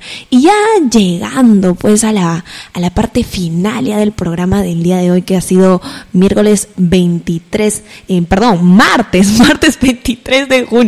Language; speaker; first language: Spanish; native; Spanish